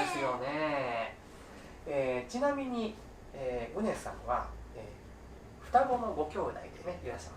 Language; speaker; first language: Japanese; native; Japanese